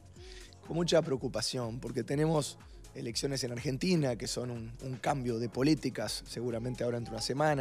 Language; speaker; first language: Spanish; native; Spanish